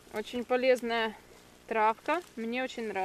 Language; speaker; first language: Russian; non-native, local second language; Ukrainian